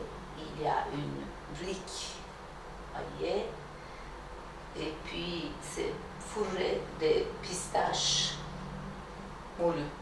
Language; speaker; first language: French; non-native, fluent; Turkish